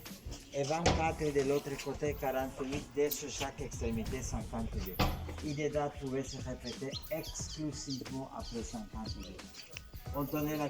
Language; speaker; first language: French; non-native, learner; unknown